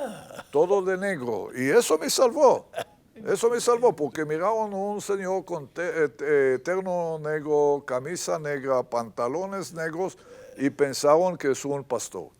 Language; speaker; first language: Spanish; non-native, fluent; Hebrew